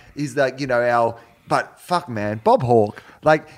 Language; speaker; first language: English; native; English